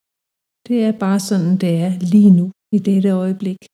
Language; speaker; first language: Danish; native; Danish